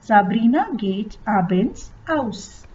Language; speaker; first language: German; non-native, fluent; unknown